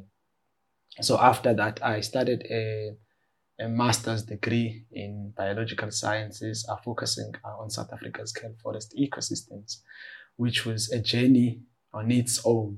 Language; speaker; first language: English; non-native, local second language; Xhosa